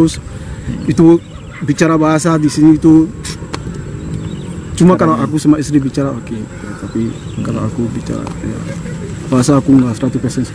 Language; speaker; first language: Indonesian; non-native, learner; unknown